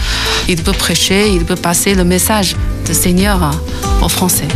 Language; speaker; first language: French; non-native, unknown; Chinese